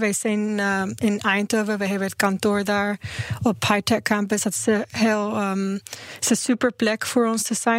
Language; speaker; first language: Dutch; non-native, learner; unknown